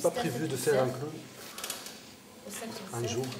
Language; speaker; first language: French; non-native, local second language; Arabic